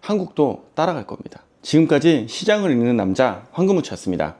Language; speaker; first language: Korean; native; Korean